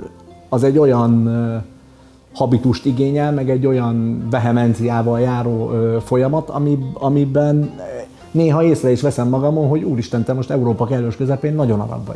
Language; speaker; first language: Hungarian; early bilingual, other home language; Arabic